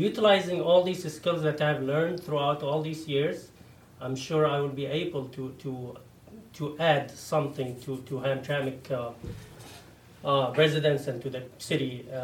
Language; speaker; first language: English; non-native, fluent; Arabic